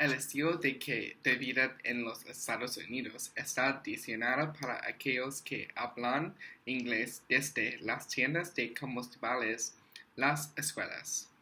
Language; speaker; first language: Spanish; non-native, learner; English